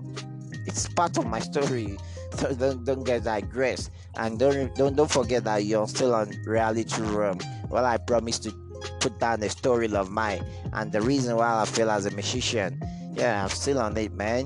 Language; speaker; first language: English; non-native, local second language; Yoruba